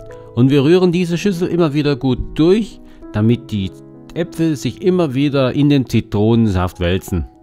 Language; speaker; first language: German; native; German